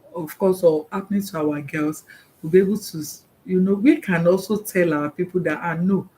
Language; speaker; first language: English; non-native, local second language; Yoruba